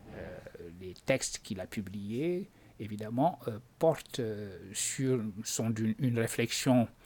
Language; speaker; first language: French; non-native, local second language; Wolof